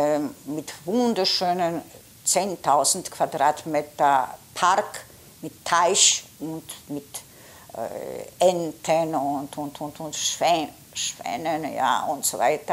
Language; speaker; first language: German; non-native, fluent; Polish